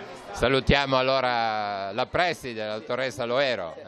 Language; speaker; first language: Italian; native; Italian